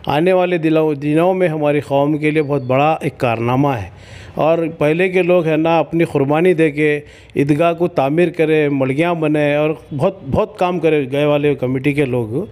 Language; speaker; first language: Hindi; non-native, local second language; Urdu